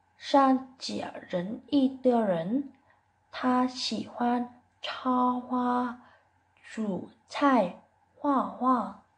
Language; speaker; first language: Chinese; non-native, fluent; Vietnamese